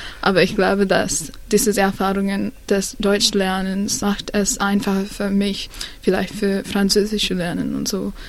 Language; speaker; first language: German; non-native, learner; Sinhala